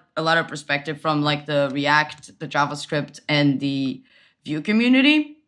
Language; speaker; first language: English; non-native, fluent; Portuguese